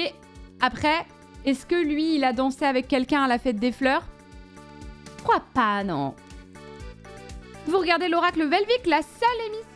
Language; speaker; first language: French; native; French